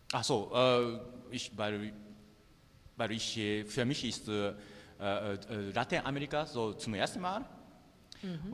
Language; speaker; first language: German; non-native, learner; Japanese